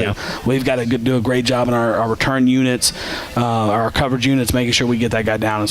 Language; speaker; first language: English; native; English